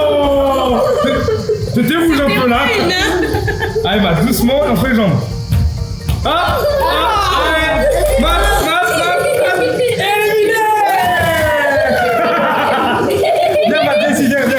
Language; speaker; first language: French; native; French